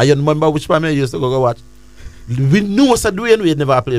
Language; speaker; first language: English; native; English